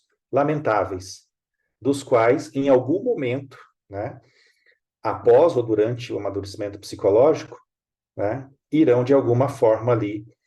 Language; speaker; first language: Portuguese; native; Portuguese